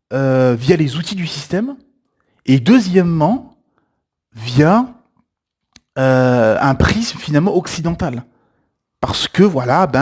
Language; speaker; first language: French; native; French